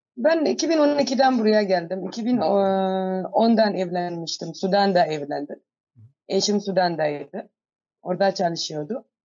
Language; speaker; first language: Turkish; non-native, learner; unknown